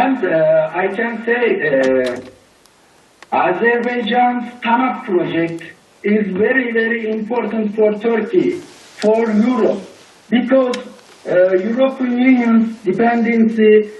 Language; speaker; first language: English; non-native, learner; Turkish